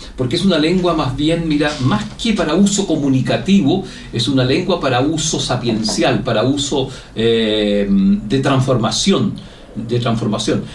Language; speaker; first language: Spanish; native; Spanish